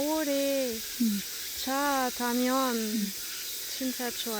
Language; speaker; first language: Korean; non-native, learner; French